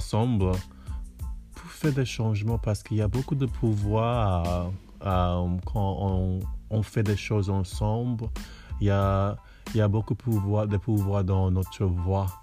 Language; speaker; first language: French; non-native, learner; English